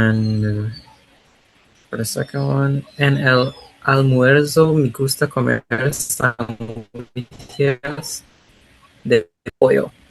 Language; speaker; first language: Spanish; non-native, learner; English